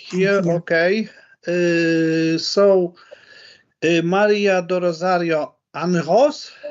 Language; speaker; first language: English; non-native, learner; Polish